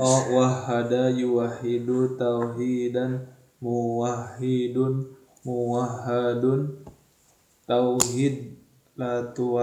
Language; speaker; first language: Arabic; non-native, learner; Indonesian